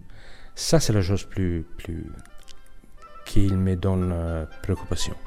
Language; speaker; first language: French; non-native, learner; Italian